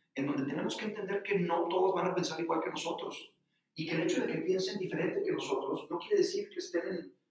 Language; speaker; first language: Spanish; native; Spanish